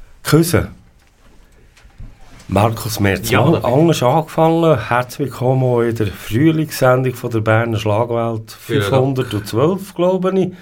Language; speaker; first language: German; native; German